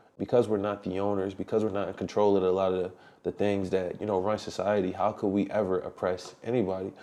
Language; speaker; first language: English; native; English